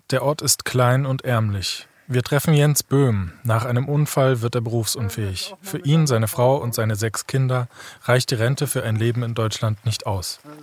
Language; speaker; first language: German; native; German